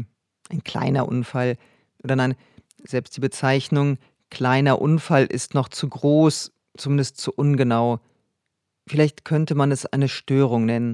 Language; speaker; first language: German; native; German